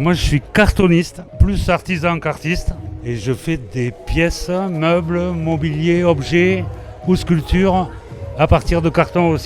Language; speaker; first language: French; native; French